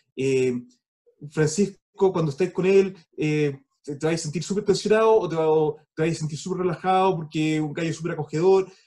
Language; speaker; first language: Spanish; early bilingual, heritage; Spanish